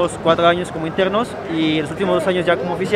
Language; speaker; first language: Spanish; native; Spanish